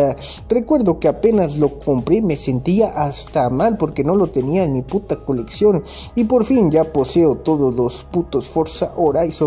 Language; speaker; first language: Spanish; native; Spanish